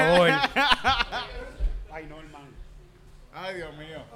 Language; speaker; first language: Spanish; native; Spanish